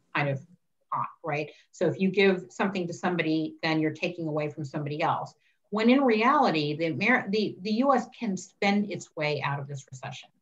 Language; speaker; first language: English; native; English